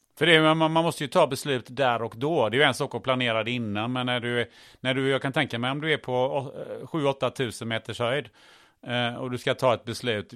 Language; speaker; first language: Swedish; early bilingual, other home language; German